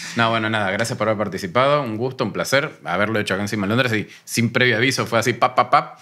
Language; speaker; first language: Spanish; native; Spanish